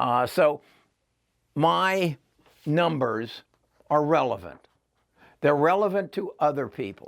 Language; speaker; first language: English; native; English